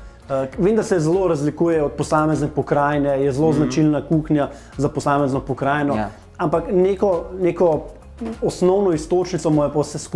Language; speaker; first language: Slovenian; native; Slovenian